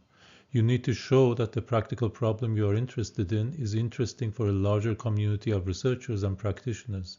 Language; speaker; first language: English; non-native, fluent; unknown